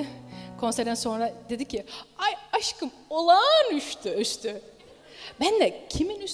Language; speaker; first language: Turkish; early bilingual, heritage; Dutch